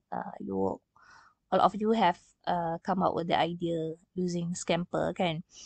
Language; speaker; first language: English; non-native, local second language; Malay